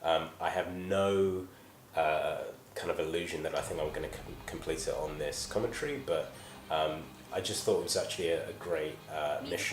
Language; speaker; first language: English; native; English